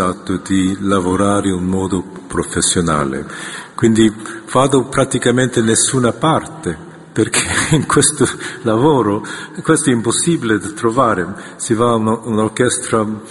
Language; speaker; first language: Italian; non-native, fluent; Korean